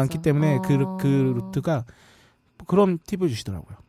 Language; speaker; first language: Korean; native; Korean